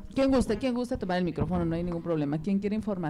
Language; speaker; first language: Spanish; native; Spanish